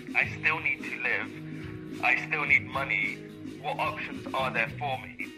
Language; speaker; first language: English; native; English